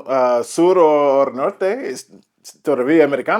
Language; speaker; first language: Spanish; non-native, learner; English